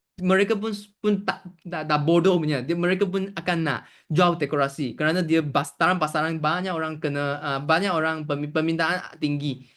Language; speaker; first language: Malay; non-native, local second language; Chinese